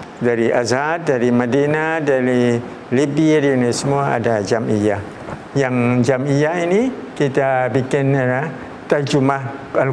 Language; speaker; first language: Indonesian; early bilingual, heritage; Thai